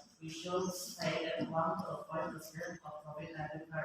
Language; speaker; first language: English; non-native, learner; Indonesian